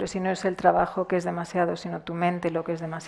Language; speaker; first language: Spanish; native; Spanish